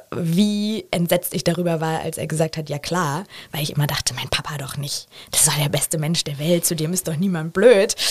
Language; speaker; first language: German; native; German